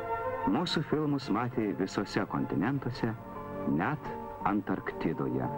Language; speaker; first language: Lithuanian; native; Lithuanian